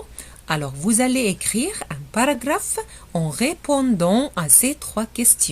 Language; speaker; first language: French; non-native, fluent; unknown